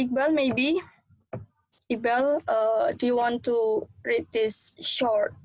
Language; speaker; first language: English; non-native, learner; Indonesian